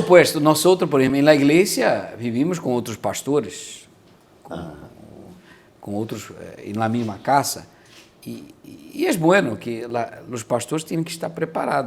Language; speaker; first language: Spanish; non-native, fluent; Portuguese